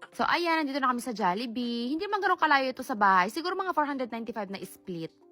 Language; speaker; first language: Filipino; native; Filipino